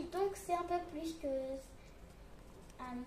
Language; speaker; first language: French; early bilingual, other home language; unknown